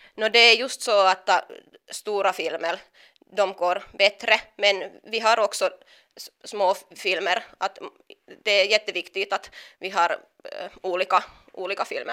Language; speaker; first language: Swedish; non-native, local second language; Finnish